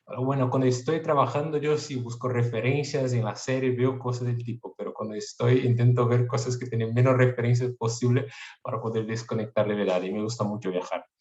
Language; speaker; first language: Spanish; non-native, fluent; Portuguese